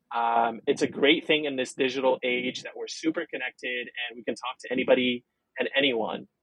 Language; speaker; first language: English; non-native, fluent; Arabic